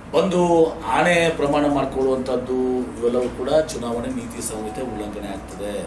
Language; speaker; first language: Kannada; native; Kannada